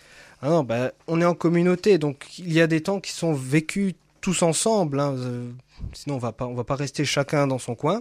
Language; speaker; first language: French; native; French